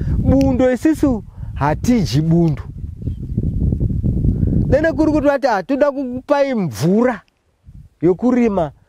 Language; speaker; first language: Shona; non-native, local second language; Tsonga